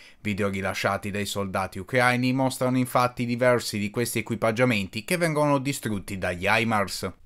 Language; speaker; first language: Italian; native; Italian